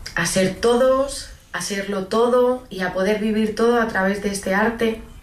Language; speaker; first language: Spanish; native; Spanish